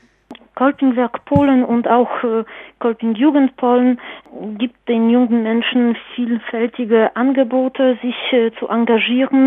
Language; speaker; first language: German; non-native, fluent; Polish